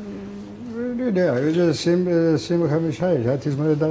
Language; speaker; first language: Hebrew; non-native, fluent; Hungarian